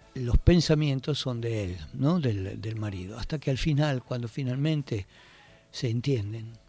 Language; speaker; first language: Spanish; native; Spanish